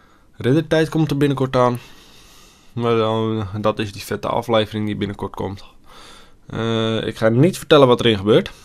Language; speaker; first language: Dutch; native; Dutch